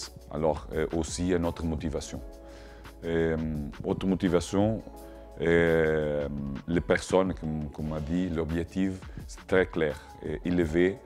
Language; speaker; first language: French; non-native, learner; Portuguese